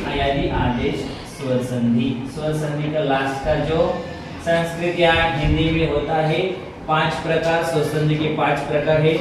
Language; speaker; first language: Hindi; non-native, local second language; Marathi